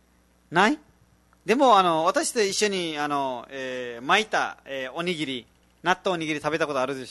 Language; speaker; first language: Japanese; non-native, fluent; Nepali